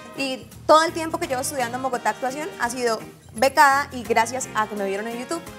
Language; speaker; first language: Spanish; native; Spanish